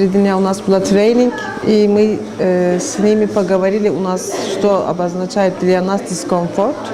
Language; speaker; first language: Russian; non-native, learner; Turkish